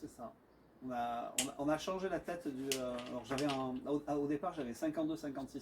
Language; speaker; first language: French; native; French